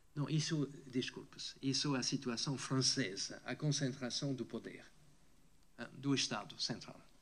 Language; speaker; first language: Portuguese; non-native, fluent; French